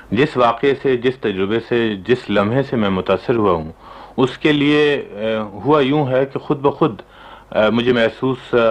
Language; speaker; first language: Urdu; non-native, local second language; Pashto